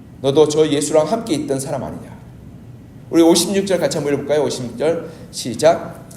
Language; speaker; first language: Korean; native; Korean